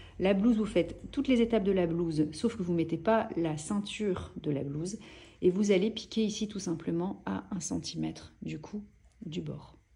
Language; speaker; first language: French; native; French